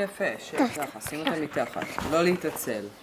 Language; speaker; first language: Hebrew; non-native, fluent; English